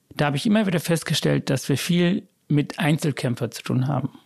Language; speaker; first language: German; early bilingual, other home language; Sinhala